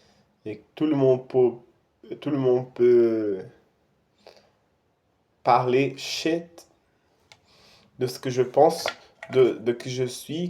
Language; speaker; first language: French; non-native, fluent; Portuguese